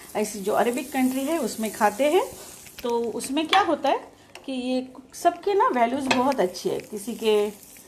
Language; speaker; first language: Hindi; non-native, local second language; Marathi